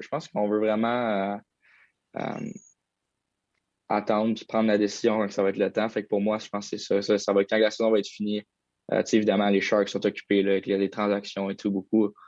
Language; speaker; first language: French; native; French